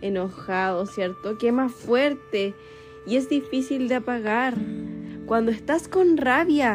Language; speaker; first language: Spanish; native; Spanish